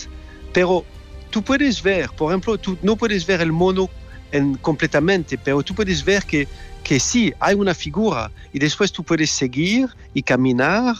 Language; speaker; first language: Spanish; non-native, fluent; French